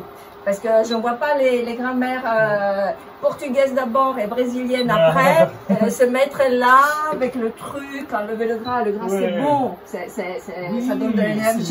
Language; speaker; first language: French; non-native, fluent; Italian